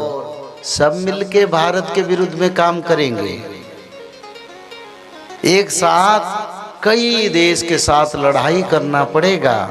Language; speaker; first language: Hindi; non-native, local second language; Odia